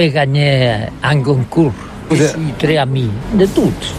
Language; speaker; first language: French; non-native, learner; Catalan